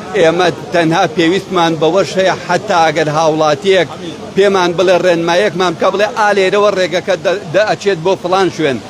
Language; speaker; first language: Central Kurdish; native; Central Kurdish